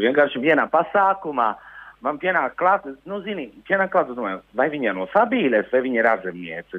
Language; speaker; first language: Latvian; non-native, fluent; Italian